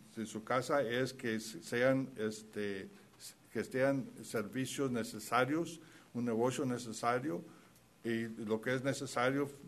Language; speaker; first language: Spanish; early bilingual, heritage; Spanish